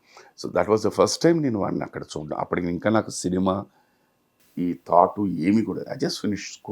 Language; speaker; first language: Telugu; native; Telugu